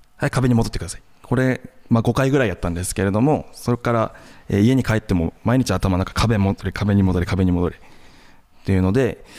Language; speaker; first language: Japanese; native; Japanese